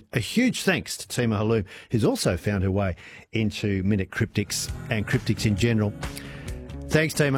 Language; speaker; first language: English; native; English